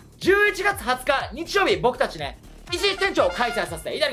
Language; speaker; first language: Japanese; native; Japanese